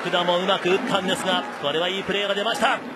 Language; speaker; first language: Japanese; native; Japanese